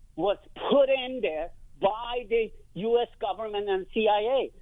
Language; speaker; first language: English; non-native, fluent; Persian